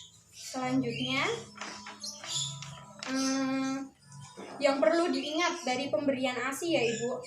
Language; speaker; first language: Indonesian; native; Indonesian